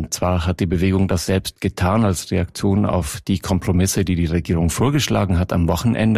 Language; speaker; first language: German; native; German